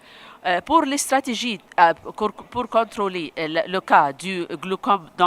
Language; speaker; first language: French; non-native, local second language; Arabic